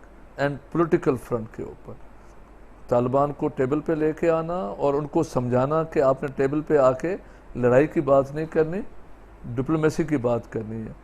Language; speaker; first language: Urdu; non-native, local second language; Sindhi